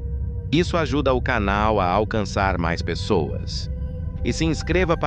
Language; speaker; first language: Portuguese; native; Portuguese